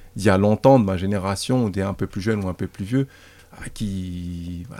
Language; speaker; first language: French; native; French